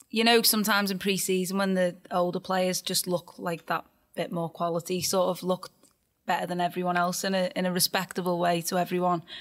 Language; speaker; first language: English; native; English